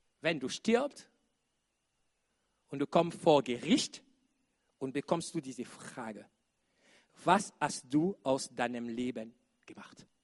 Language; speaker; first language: German; non-native, fluent; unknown